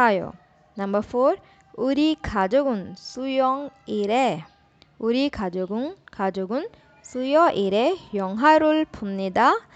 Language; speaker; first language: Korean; non-native, learner; Urdu